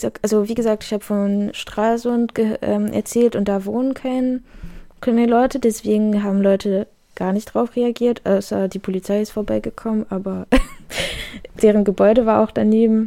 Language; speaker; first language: German; native; German